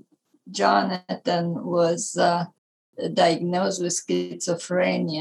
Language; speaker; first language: English; non-native, fluent; Italian